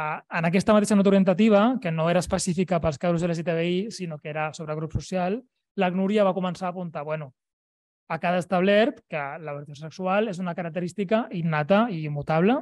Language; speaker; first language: Catalan; native; Catalan